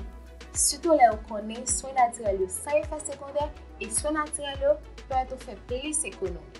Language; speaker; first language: Haitian Creole; native; Haitian Creole